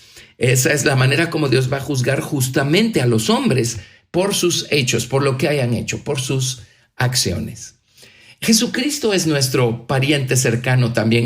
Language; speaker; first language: Spanish; native; Spanish